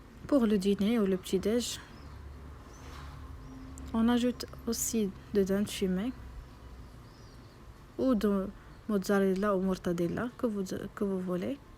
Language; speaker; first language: French; non-native, local second language; Arabic